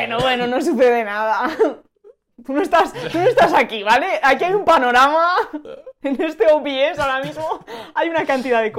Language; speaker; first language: Spanish; native; Spanish